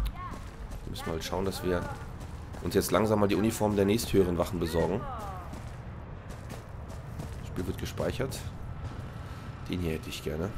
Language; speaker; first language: German; native; German